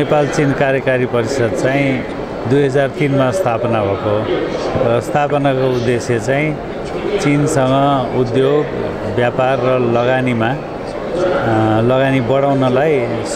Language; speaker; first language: Nepali; native; Nepali